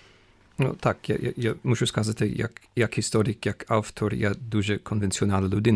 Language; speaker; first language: Ukrainian; non-native, fluent; English